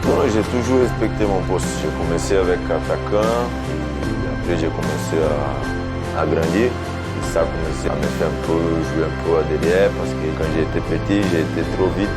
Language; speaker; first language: French; non-native, fluent; Portuguese